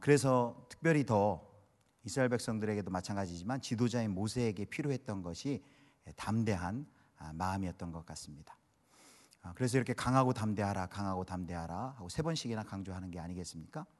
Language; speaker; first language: Korean; native; Korean